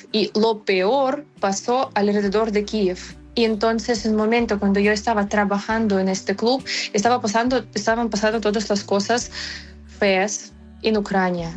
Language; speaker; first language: Spanish; non-native, fluent; Ukrainian